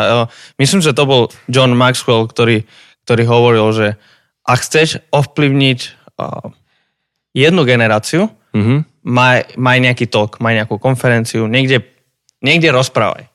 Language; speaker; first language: Slovak; native; Slovak